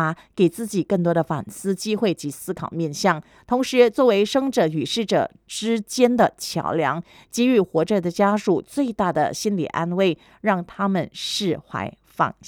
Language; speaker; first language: Chinese; native; Chinese